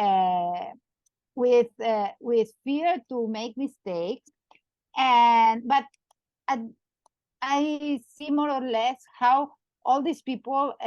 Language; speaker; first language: English; non-native, learner; Catalan